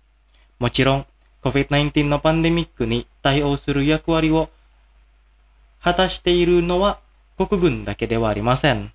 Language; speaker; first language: Japanese; non-native, fluent; Indonesian